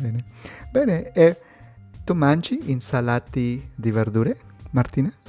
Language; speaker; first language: Italian; non-native, learner; Spanish